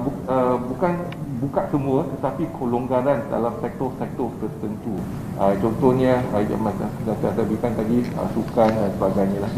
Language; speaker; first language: Malay; native; Malay